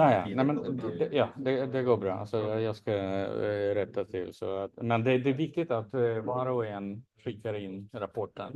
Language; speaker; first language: Swedish; non-native, fluent; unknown